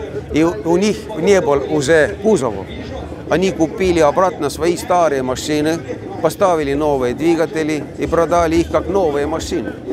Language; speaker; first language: Russian; non-native, fluent; Estonian